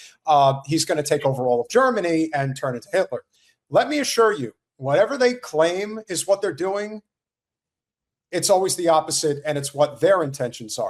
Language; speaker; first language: English; native; English